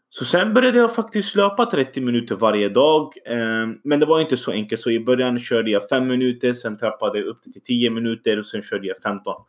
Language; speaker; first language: Swedish; early bilingual, other home language; Arabic